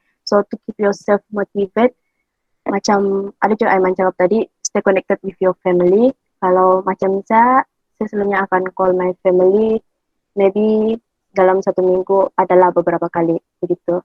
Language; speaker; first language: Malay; native; Malay